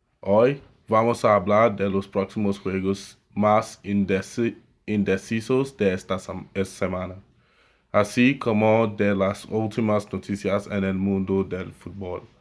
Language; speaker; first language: Spanish; non-native, learner; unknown